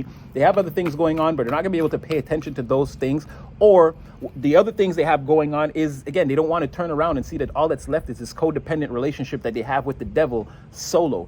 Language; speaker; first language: English; native; English